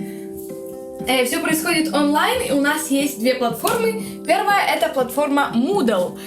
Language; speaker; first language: Russian; early bilingual, other home language; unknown